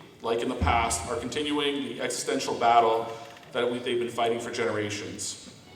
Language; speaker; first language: English; early bilingual, other home language; Ukrainian